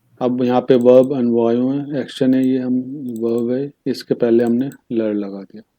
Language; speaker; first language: Hindi; native; Hindi